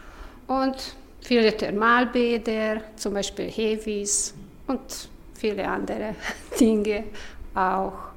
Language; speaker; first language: German; non-native, learner; Hungarian